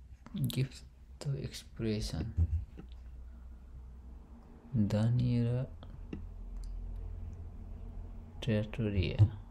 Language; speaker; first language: Japanese; non-native, fluent; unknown